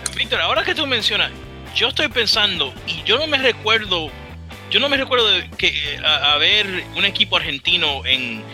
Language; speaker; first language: Spanish; early bilingual, heritage; Spanish